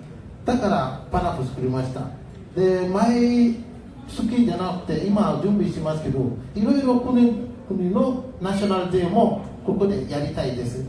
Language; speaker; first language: Japanese; non-native, learner; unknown